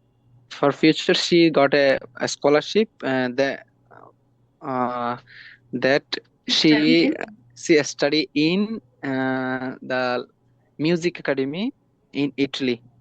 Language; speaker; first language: English; non-native, learner; Bangla